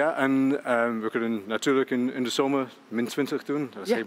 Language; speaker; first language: Dutch; non-native, fluent; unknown